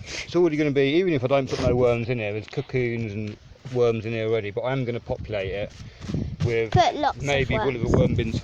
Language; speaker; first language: English; native; English